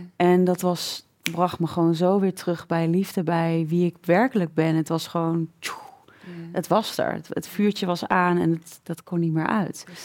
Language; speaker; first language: Dutch; native; Dutch